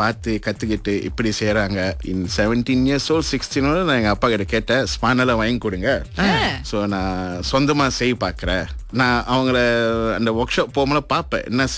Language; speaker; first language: Tamil; early bilingual, heritage; Tamil